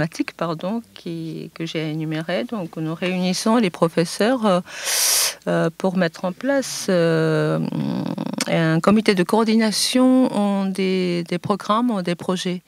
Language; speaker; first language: French; non-native, fluent; Japanese